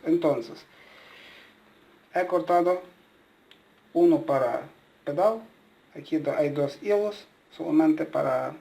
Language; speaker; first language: Spanish; non-native, learner; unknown